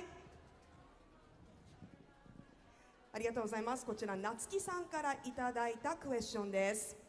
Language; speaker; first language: Japanese; native; Japanese